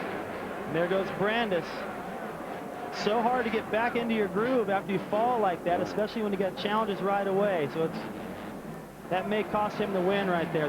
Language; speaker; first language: English; native; English